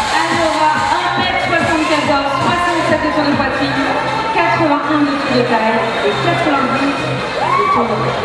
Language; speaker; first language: French; native; French